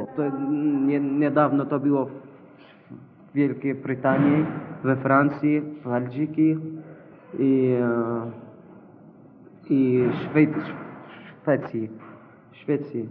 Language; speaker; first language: Polish; non-native, local second language; Arabic